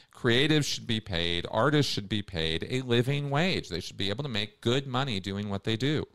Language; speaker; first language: English; native; English